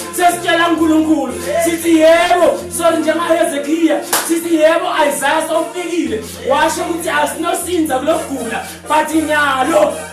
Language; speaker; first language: Zulu; non-native, local second language; Swati